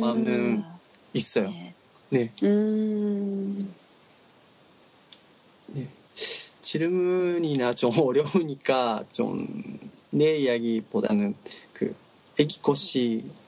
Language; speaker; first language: Korean; non-native, learner; Japanese